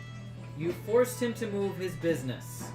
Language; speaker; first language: English; native; English